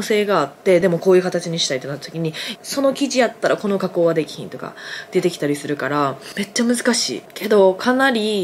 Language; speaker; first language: Japanese; native; Japanese